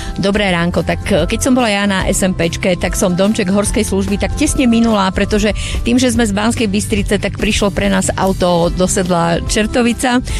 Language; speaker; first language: Slovak; native; Slovak